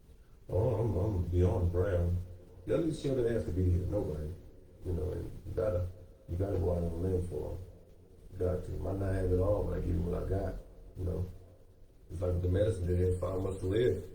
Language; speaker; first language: English; native; English